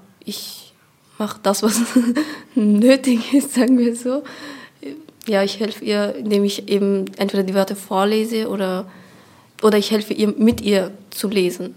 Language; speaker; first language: German; early bilingual, other home language; Persian